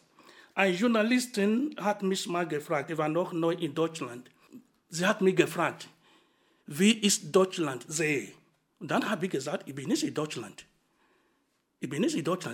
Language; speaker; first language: German; non-native, fluent; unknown